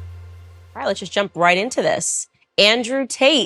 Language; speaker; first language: English; native; English